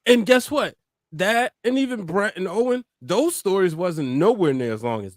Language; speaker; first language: English; native; English